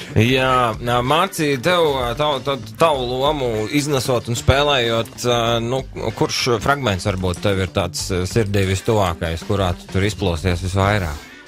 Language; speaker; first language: Latvian; native; Latvian